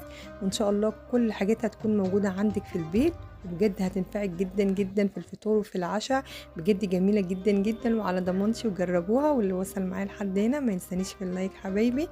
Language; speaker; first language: Arabic; native; Arabic